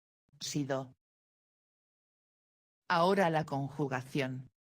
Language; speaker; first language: Spanish; non-native, fluent; Dutch